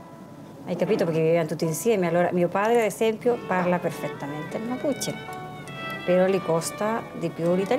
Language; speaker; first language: Italian; early bilingual, heritage; Spanish